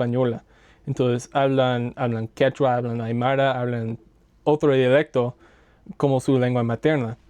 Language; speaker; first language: Spanish; non-native, learner; English